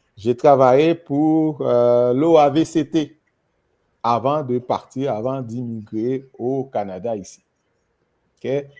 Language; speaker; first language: French; non-native, local second language; Haitian Creole